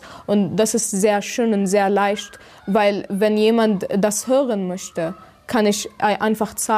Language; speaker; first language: German; non-native, fluent; Arabic